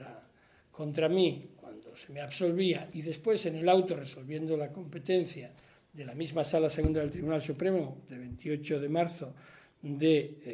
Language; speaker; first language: Spanish; native; Spanish